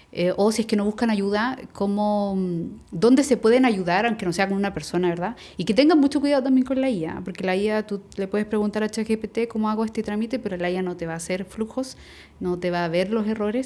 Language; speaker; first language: Spanish; native; Spanish